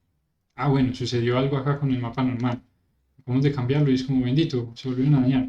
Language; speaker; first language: Spanish; native; Spanish